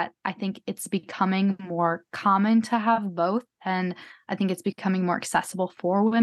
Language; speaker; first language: English; native; English